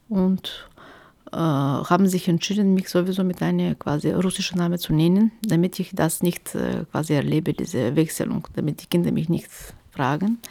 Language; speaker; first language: German; non-native, fluent; Turkish